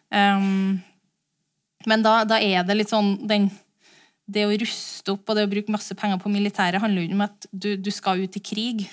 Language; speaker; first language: Norwegian; native; Norwegian